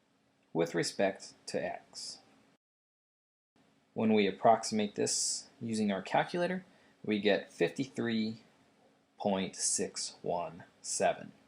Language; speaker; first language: English; native; English